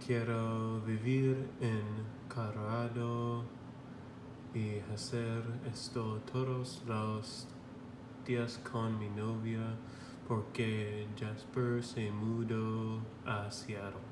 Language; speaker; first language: Spanish; non-native, learner; English